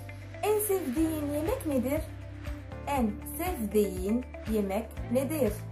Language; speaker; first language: Turkish; non-native, fluent; Arabic